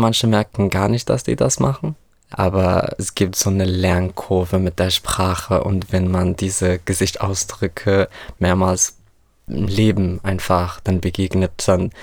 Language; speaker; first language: German; non-native, fluent; Arabic